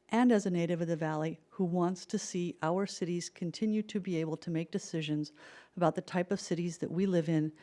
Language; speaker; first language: English; native; English